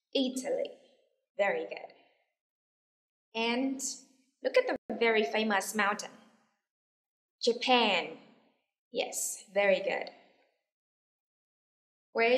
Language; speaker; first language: English; non-native, fluent; Vietnamese